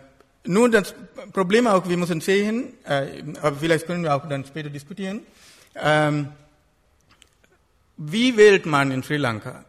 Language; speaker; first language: German; non-native, fluent; Sinhala